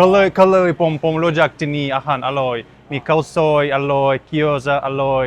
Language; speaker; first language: Thai; non-native, learner; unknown